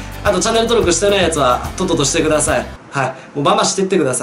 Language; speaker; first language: Japanese; native; Japanese